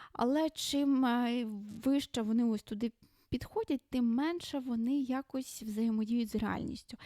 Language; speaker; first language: Ukrainian; non-native, local second language; Russian